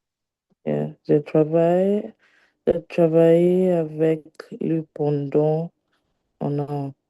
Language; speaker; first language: French; non-native, learner; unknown